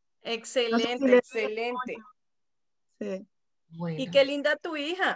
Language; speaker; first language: Spanish; native; Spanish